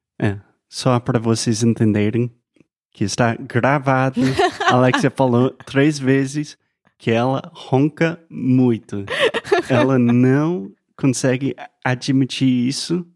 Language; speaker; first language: Portuguese; non-native, fluent; English